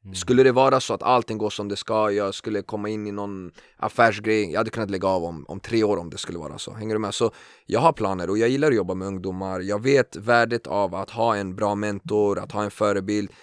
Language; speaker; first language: Swedish; early bilingual, other home language; Kurdish